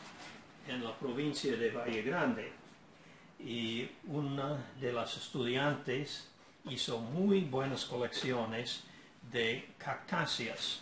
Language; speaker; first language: Spanish; non-native, fluent; English